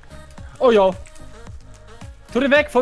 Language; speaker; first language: German; native; German